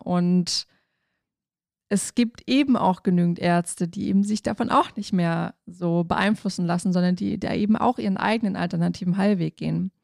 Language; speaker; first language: German; native; German